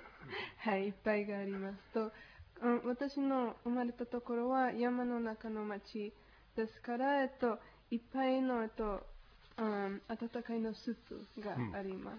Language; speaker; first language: Japanese; non-native, learner; Spanish